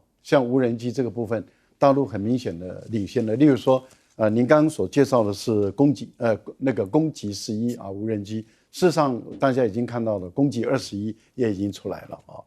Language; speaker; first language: Chinese; native; Chinese